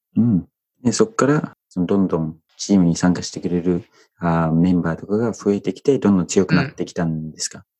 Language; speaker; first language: Japanese; non-native, fluent; English